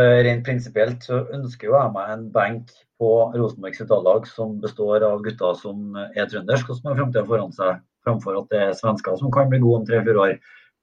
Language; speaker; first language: Norwegian; native; Norwegian